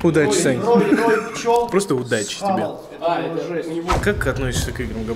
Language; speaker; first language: Russian; native; Russian